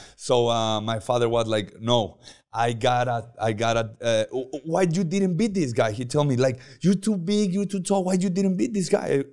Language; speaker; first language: English; non-native, learner; Spanish